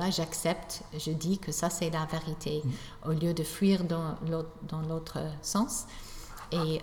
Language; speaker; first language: French; non-native, fluent; English